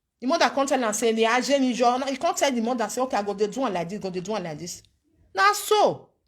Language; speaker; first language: Nigerian Pidgin; non-native, local second language; Bini